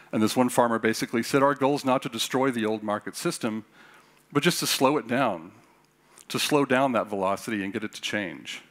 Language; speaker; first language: English; native; English